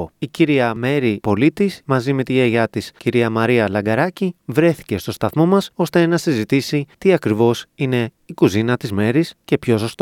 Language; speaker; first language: Greek; native; Greek